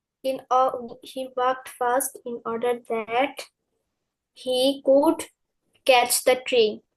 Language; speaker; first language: English; non-native, local second language; Bangla